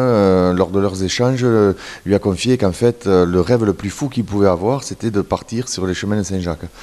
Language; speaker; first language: French; native; French